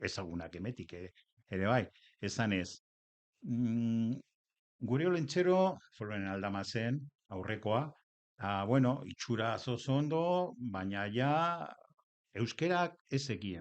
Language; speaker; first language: Basque; non-native, local second language; Spanish